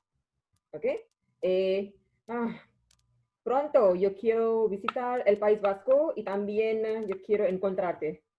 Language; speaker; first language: Spanish; non-native, learner; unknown